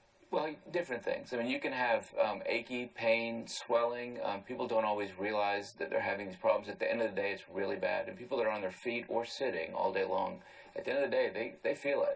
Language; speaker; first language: English; native; English